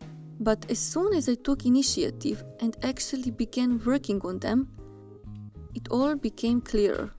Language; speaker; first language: English; non-native, fluent; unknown